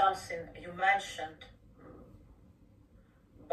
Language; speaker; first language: English; non-native, fluent; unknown